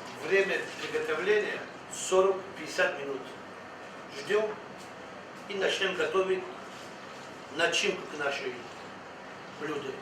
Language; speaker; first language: Russian; non-native, fluent; Tajik